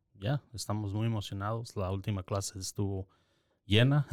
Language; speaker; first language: Spanish; early bilingual, other home language; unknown